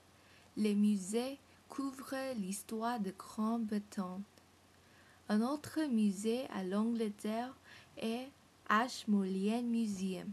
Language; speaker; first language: French; non-native, learner; English